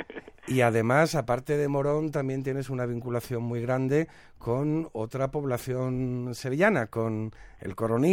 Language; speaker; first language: Spanish; native; Spanish